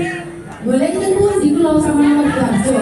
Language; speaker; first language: Indonesian; non-native, local second language; Javanese